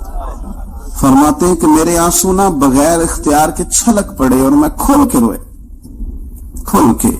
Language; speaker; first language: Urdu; non-native, local second language; Punjabi